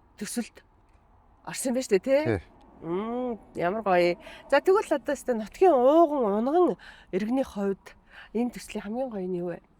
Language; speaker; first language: Mongolian; native; Mongolian